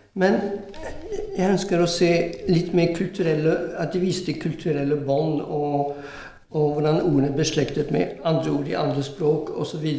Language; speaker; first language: Norwegian; non-native, fluent; French